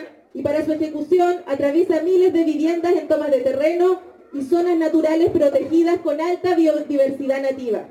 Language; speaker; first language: Spanish; native; Spanish